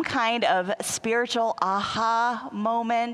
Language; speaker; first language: English; native; English